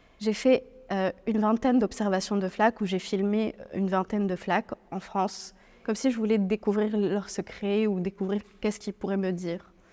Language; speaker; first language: French; non-native, local second language; Arabic